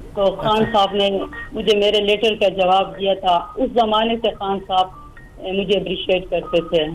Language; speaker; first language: Urdu; non-native, local second language; Khowar